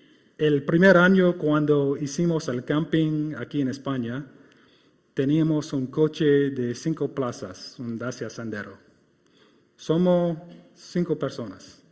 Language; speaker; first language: Spanish; non-native, fluent; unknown